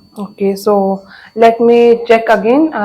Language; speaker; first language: English; non-native, learner; Hindi